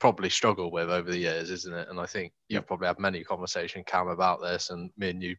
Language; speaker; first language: English; native; English